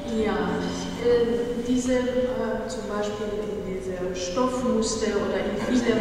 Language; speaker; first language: German; non-native, fluent; Persian